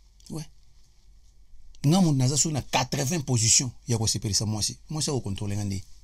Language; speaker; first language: French; non-native, local second language; Lingala